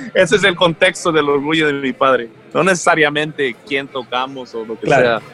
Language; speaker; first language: Spanish; early bilingual, heritage; Spanish